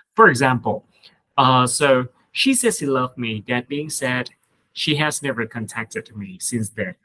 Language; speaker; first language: English; non-native, fluent; Vietnamese